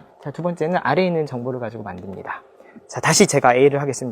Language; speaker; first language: Korean; native; Korean